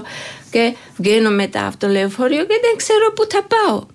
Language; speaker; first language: Greek; non-native, learner; Georgian